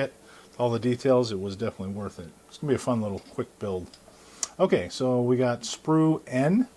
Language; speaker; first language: English; native; English